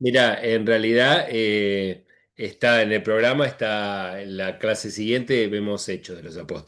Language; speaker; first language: Spanish; native; Spanish